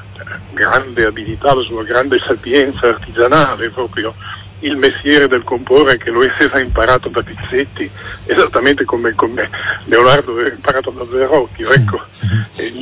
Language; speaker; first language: Italian; native; Italian